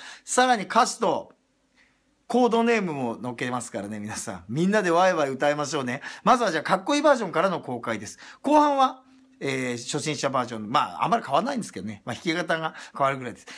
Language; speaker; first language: Japanese; native; Japanese